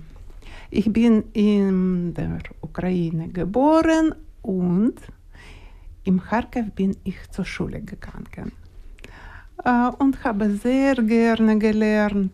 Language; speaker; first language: German; non-native, learner; Ukrainian